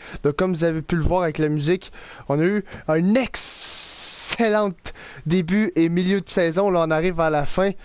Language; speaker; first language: French; native; French